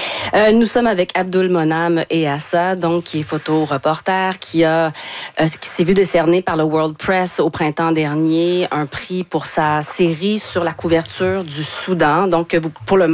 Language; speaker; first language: French; native; French